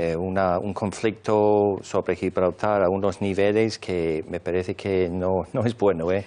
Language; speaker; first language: Spanish; non-native, fluent; English